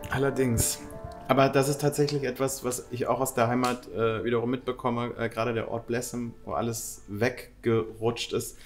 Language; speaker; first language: German; native; German